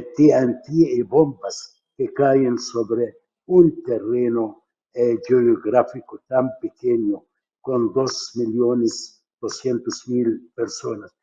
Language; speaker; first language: Spanish; non-native, fluent; Arabic